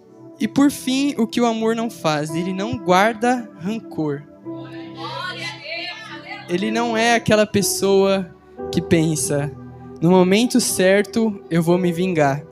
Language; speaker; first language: Portuguese; native; Portuguese